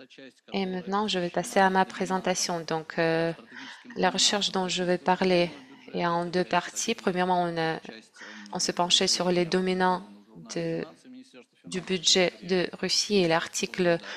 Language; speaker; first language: French; non-native, fluent; Russian